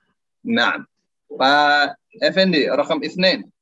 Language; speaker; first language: Arabic; non-native, fluent; Indonesian